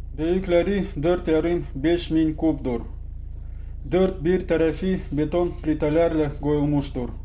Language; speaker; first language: Azerbaijani; non-native, local second language; Russian